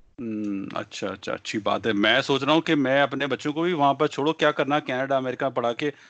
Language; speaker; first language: Hindi; early bilingual, heritage; Punjabi